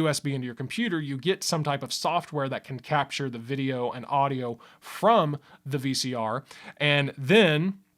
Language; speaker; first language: English; native; English